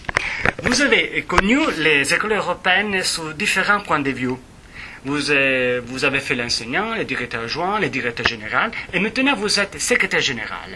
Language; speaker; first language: French; non-native, fluent; Italian